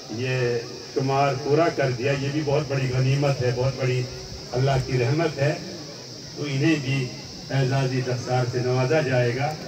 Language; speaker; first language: Urdu; non-native, local second language; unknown